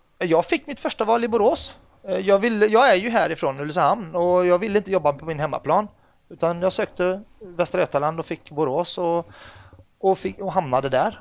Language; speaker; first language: Swedish; early bilingual, other home language; Arabic